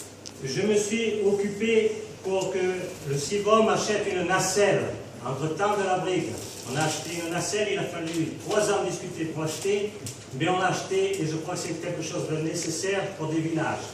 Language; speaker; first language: French; native; French